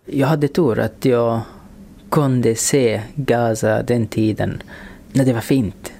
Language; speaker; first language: Swedish; non-native, fluent; Arabic